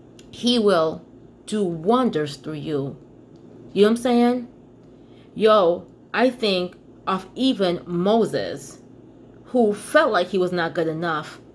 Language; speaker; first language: English; native; English